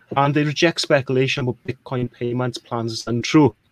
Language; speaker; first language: English; native; English